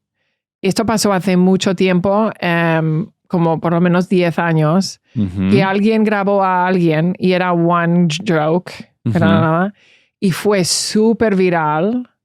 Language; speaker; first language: Spanish; early bilingual, heritage; English